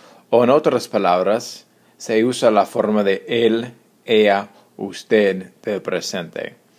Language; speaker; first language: Spanish; non-native, fluent; English